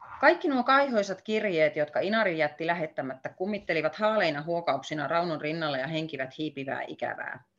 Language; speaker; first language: Finnish; native; Finnish